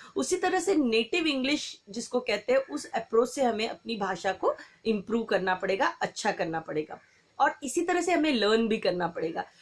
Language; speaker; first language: Hindi; non-native, local second language; Marathi